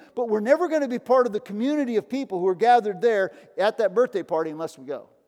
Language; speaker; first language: English; native; English